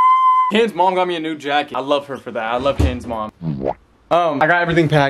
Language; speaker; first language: English; native; English